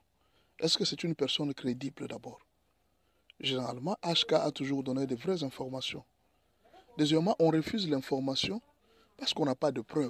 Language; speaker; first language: French; non-native, local second language; Lingala